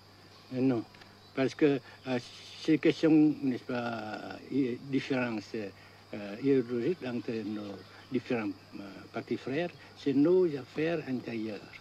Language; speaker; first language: French; non-native, fluent; Vietnamese